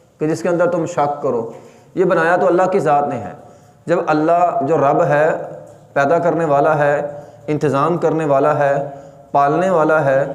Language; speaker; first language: Urdu; native; Urdu